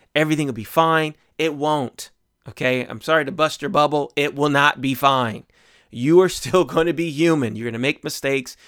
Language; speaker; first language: English; native; English